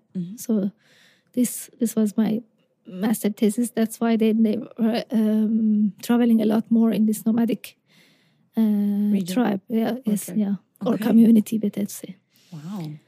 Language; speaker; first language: English; non-native, fluent; Persian